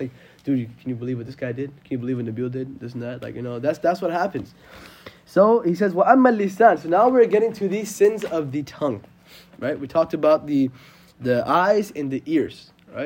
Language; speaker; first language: English; native; English